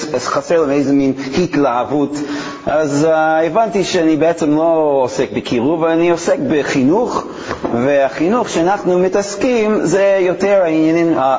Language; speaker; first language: Hebrew; non-native, fluent; English